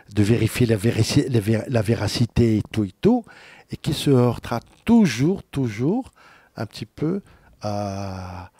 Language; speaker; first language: French; non-native, local second language; Arabic